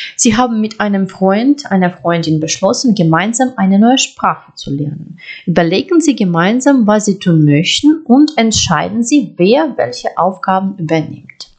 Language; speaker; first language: German; non-native, fluent; Ukrainian